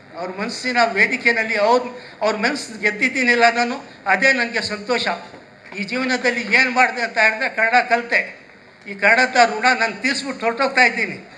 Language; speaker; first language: Kannada; non-native, local second language; Urdu